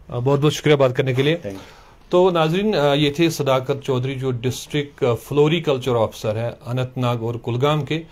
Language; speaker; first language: Hindi; non-native, local second language; Kashmiri